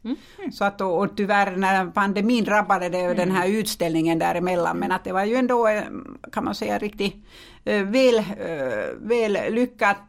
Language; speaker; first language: Swedish; non-native, fluent; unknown